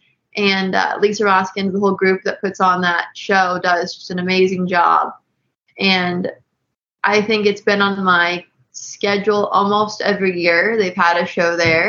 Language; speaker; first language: English; native; English